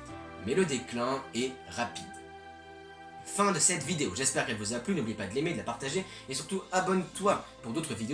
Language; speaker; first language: French; native; French